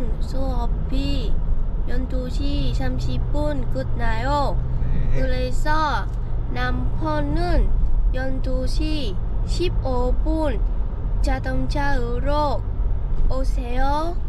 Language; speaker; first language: Korean; non-native, learner; Vietnamese